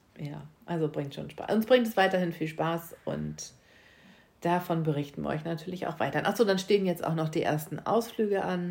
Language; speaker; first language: German; native; German